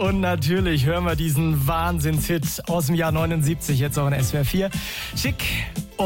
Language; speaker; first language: German; native; German